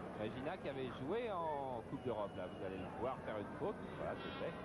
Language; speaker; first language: French; native; French